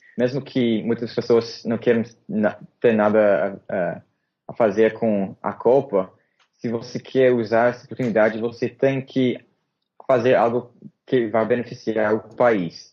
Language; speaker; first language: Portuguese; non-native, fluent; English